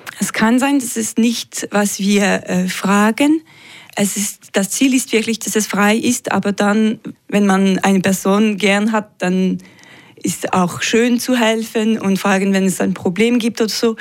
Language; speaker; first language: German; non-native, local second language; French